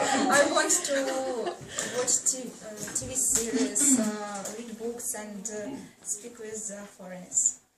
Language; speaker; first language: English; non-native, learner; Russian